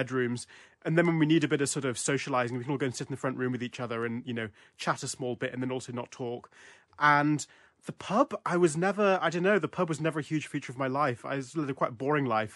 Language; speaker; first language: English; native; English